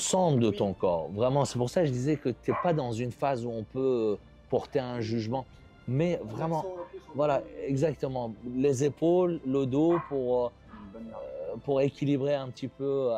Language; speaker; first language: French; native; French